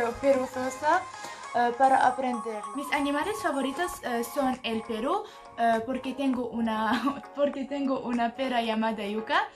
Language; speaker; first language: Spanish; non-native, learner; Arabic